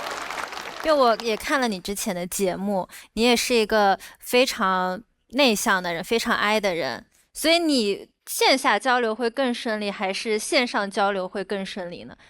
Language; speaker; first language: Chinese; native; Chinese